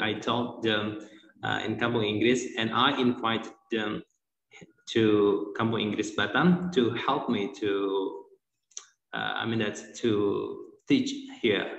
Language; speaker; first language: English; non-native, fluent; Indonesian